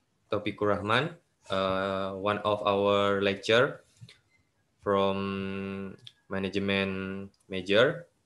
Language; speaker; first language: English; non-native, learner; Indonesian